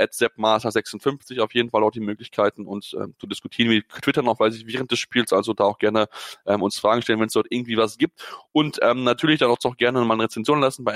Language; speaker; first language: German; native; German